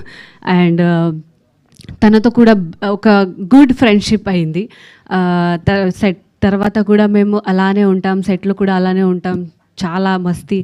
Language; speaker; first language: Telugu; non-native, learner; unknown